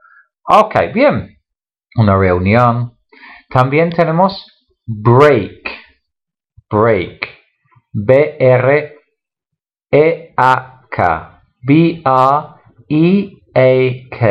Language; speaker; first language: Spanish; non-native, fluent; English